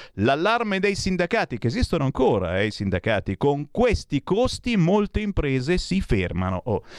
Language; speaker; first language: Italian; native; Italian